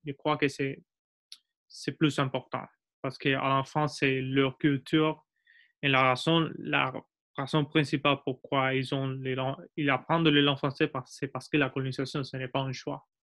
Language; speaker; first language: French; non-native, learner; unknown